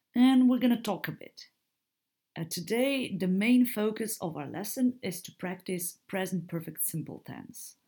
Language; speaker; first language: English; non-native, fluent; Slovenian